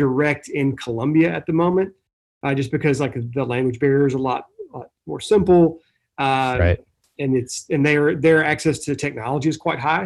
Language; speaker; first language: English; native; English